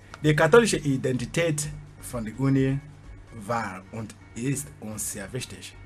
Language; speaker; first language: German; non-native, fluent; Igbo